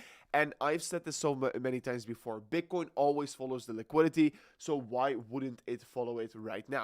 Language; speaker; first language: English; non-native, fluent; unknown